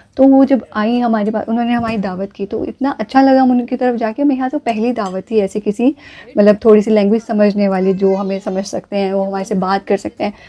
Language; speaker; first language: Urdu; native; Urdu